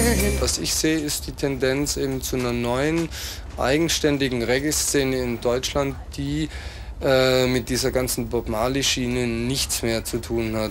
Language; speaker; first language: German; native; German